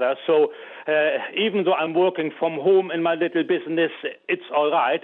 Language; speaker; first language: English; non-native, fluent; German